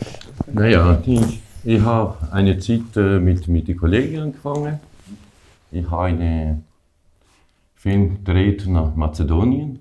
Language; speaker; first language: German; non-native, learner; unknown